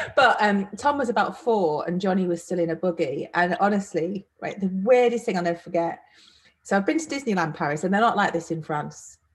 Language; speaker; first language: English; native; English